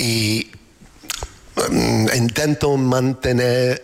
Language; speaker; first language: Spanish; non-native, learner; English